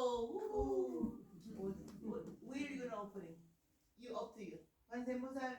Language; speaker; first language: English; non-native, learner; Korean